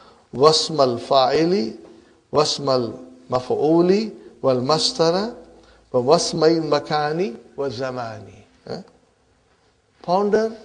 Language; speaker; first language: Arabic; non-native, fluent; English